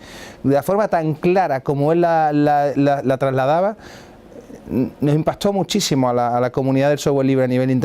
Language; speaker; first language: Spanish; native; Spanish